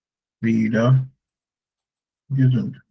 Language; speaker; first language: German; non-native, fluent; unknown